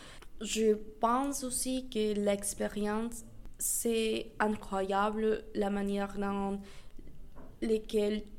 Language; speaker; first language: French; non-native, fluent; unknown